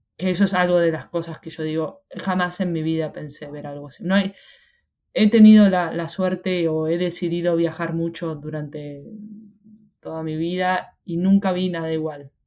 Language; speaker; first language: Spanish; native; Spanish